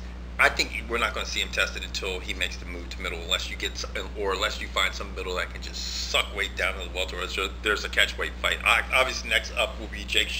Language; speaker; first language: English; native; English